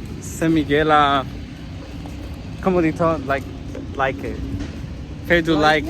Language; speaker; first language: French; non-native, learner; English